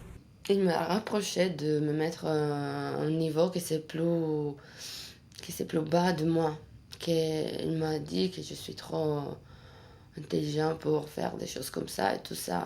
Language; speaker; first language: French; non-native, learner; Italian